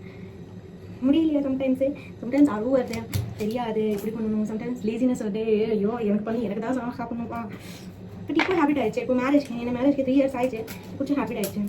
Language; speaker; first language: Tamil; non-native, learner; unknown